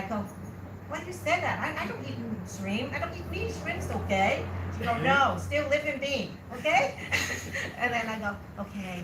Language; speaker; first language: English; non-native, learner; Vietnamese